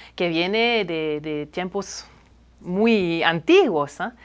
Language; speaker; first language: Spanish; non-native, fluent; French